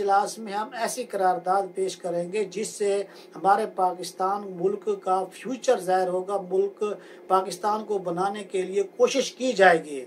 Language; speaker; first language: Urdu; native; Urdu